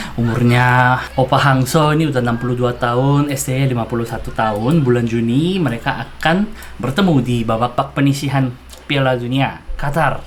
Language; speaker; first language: Indonesian; non-native, fluent; Korean